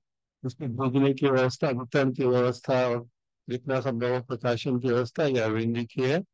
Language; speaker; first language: Hindi; native; Hindi